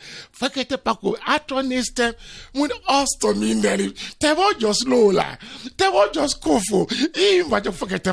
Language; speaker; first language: Hungarian; non-native, fluent; Yoruba